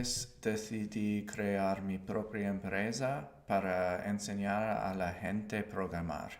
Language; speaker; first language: Spanish; non-native, learner; English